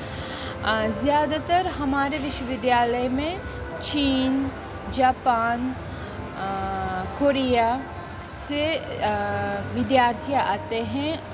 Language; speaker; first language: Hindi; non-native, fluent; Uzbek